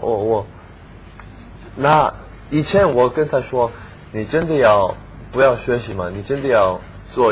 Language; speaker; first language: Chinese; non-native, learner; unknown